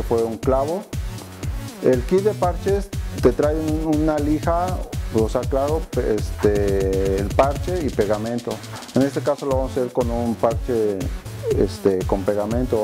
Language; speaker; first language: Spanish; native; Spanish